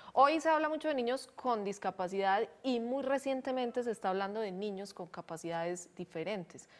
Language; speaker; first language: Spanish; native; Spanish